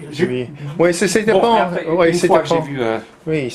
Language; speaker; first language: French; non-native, learner; English